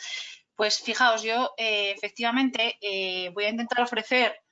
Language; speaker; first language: Spanish; native; Spanish